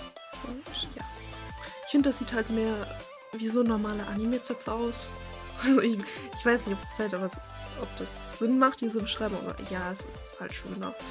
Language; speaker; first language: German; native; German